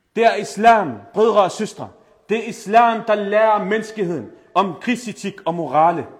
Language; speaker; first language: Danish; early bilingual, other home language; Arabic